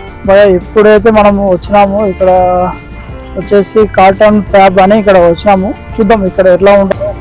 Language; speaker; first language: Telugu; native; Telugu